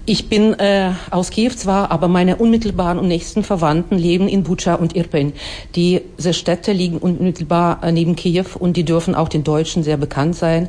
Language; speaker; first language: German; non-native, fluent; Ukrainian